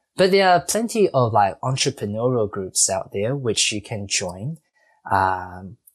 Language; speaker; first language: English; native; English